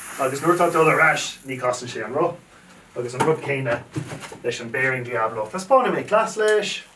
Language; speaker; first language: Irish; native; Irish